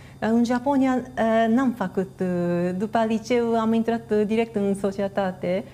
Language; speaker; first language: Romanian; non-native, fluent; Japanese